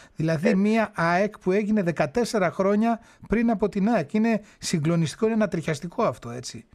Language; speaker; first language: Greek; native; Greek